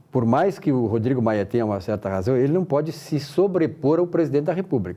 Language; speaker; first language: Portuguese; native; Portuguese